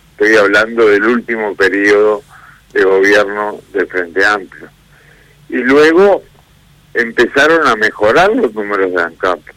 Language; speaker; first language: Spanish; native; Spanish